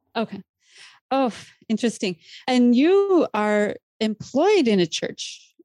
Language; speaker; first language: English; native; English